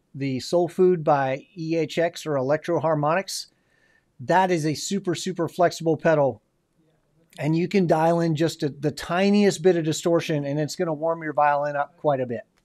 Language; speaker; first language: English; native; English